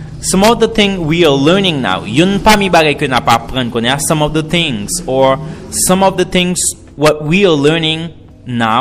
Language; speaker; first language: English; non-native, fluent; Haitian Creole